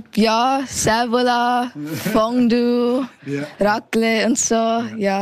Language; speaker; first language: German; early bilingual, heritage; German